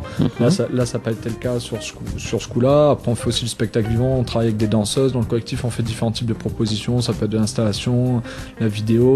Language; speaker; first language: French; native; French